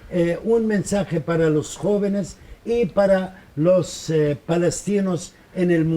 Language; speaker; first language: Spanish; non-native, fluent; Arabic